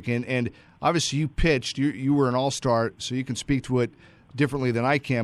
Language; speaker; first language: English; native; English